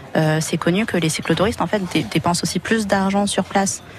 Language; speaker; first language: French; native; French